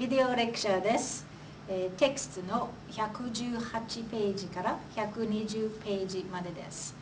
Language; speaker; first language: Japanese; non-native, fluent; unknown